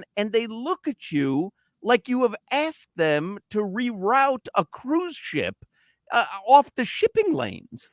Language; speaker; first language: English; native; English